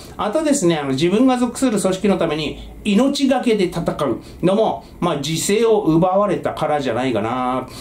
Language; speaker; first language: Japanese; native; Japanese